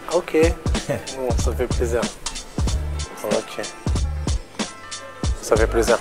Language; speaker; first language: French; native; French